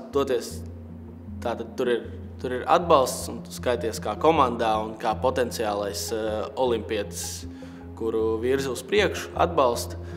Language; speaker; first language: Latvian; non-native, local second language; Russian